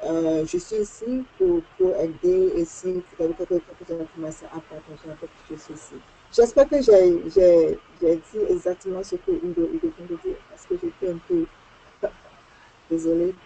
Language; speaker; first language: French; non-native, fluent; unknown